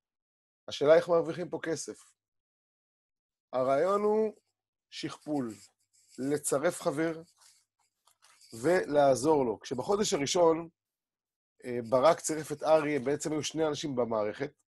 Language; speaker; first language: Hebrew; native; Hebrew